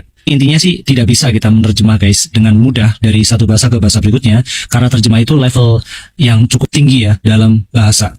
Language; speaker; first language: Indonesian; non-native, local second language; Javanese